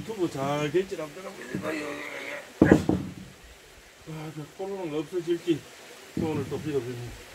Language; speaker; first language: Korean; native; Korean